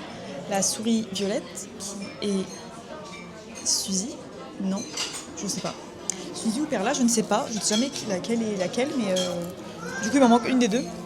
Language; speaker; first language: French; native; French